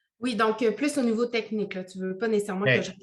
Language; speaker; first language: French; native; French